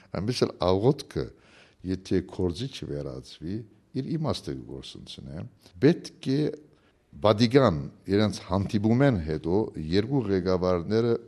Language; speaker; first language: Armenian; early bilingual, heritage; Armenian